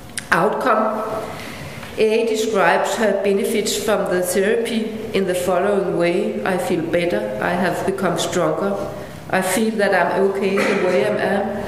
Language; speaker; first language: English; non-native, fluent; Danish